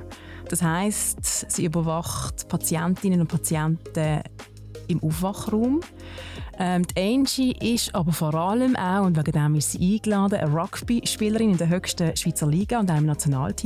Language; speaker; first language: German; native; German